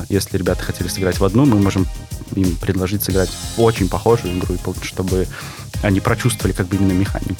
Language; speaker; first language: Russian; native; Russian